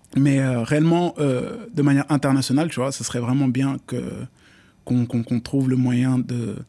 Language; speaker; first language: French; native; French